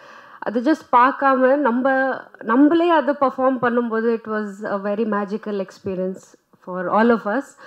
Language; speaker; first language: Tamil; non-native, fluent; Punjabi